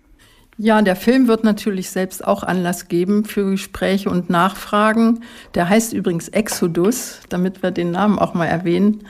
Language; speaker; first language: German; native; German